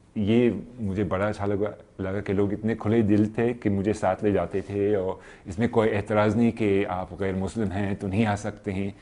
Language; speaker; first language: Urdu; non-native, fluent; English